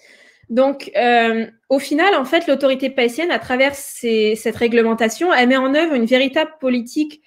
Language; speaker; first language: French; native; French